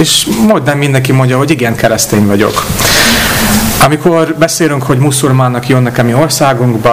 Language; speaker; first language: Hungarian; non-native, fluent; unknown